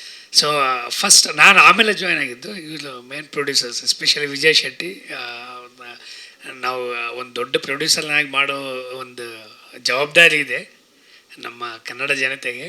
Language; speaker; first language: Kannada; non-native, local second language; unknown